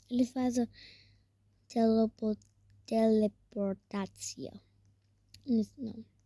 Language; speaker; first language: Bulgarian; early bilingual, heritage; Bulgarian